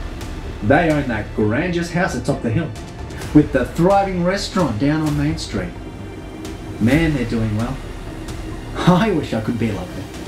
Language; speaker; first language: English; native; English